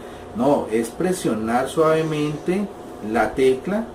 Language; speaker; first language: Spanish; native; Spanish